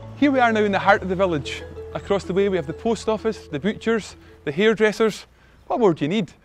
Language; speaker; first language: English; native; English